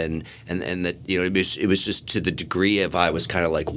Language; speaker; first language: English; native; English